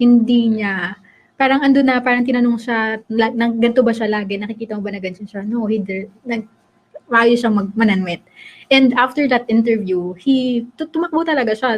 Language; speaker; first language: Filipino; native; Filipino